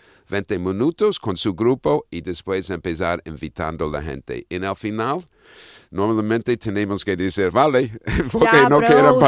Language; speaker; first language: Spanish; non-native, fluent; English